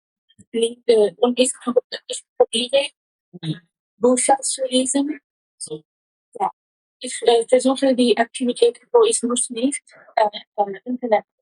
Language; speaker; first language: German; non-native, learner; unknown